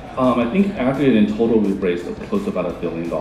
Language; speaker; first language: English; native; English